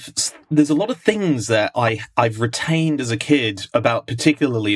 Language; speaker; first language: English; native; English